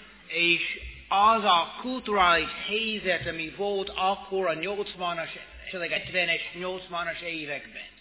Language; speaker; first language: Hungarian; non-native, fluent; English